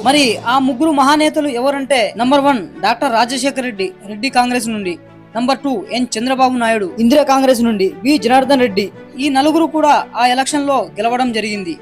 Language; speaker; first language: Telugu; non-native, local second language; Lambadi